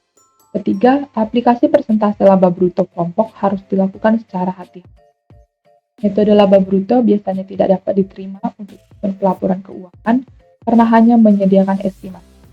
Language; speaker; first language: Indonesian; native; Indonesian